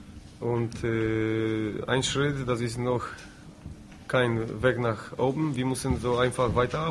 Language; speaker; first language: German; non-native, fluent; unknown